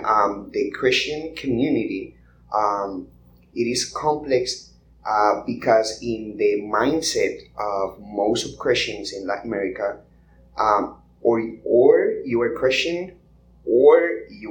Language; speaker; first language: English; non-native, fluent; Spanish